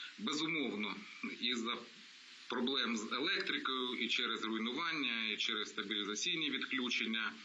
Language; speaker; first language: Ukrainian; non-native, local second language; Russian